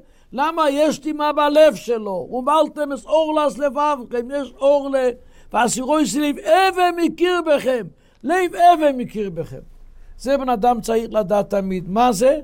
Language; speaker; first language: Hebrew; non-native, local second language; Yiddish